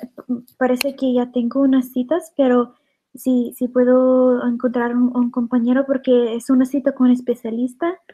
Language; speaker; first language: Spanish; non-native, learner; English